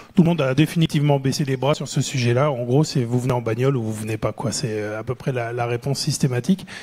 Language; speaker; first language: French; native; French